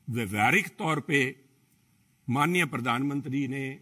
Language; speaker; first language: Hindi; native; Hindi